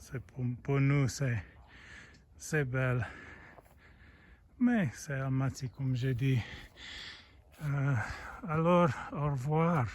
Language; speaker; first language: French; non-native, learner; English